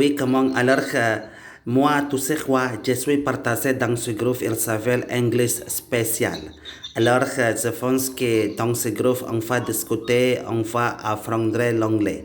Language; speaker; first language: French; non-native, learner; Indonesian